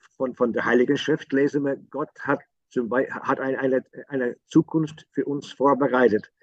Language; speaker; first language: German; non-native, fluent; English